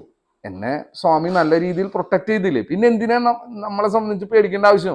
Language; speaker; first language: Malayalam; native; Malayalam